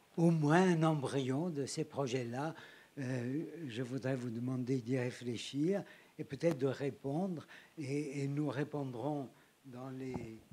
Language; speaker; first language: French; native; French